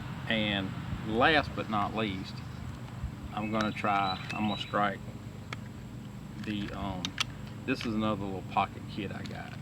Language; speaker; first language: English; native; English